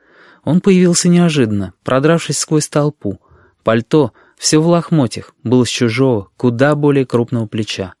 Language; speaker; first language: Russian; native; Russian